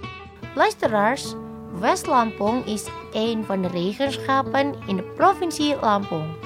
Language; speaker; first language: Dutch; non-native, fluent; Indonesian